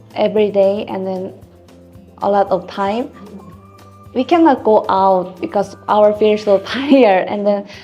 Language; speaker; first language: English; non-native, learner; Korean